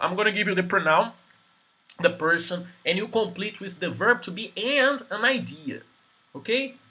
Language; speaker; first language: English; non-native, fluent; Portuguese